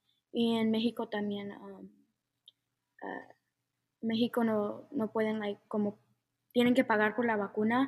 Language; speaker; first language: Spanish; early bilingual, heritage; Spanish